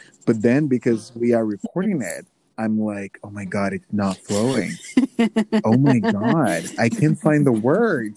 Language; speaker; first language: English; non-native, fluent; Portuguese